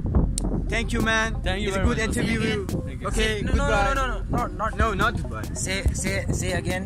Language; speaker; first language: English; non-native, learner; Persian